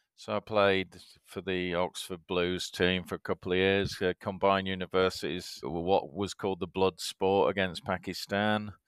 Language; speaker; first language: English; native; English